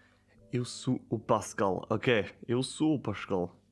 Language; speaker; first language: Portuguese; non-native, learner; French